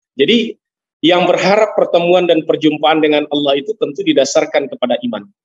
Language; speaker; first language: Indonesian; non-native, local second language; Minangkabau